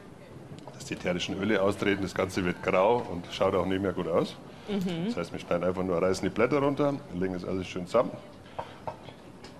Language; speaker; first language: German; native; German